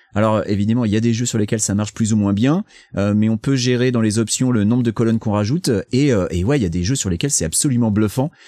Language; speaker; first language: French; native; French